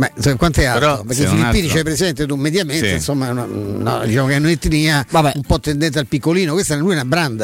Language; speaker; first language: Italian; native; Italian